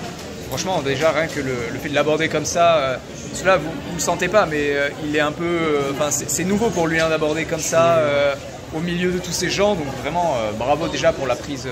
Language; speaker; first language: French; native; French